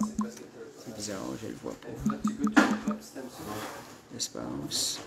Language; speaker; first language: French; native; French